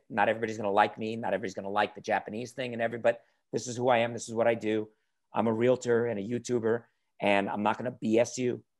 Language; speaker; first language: English; native; English